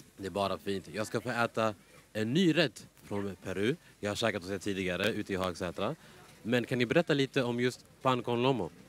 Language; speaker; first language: Swedish; native; Swedish